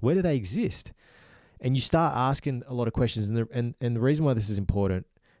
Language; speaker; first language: English; native; English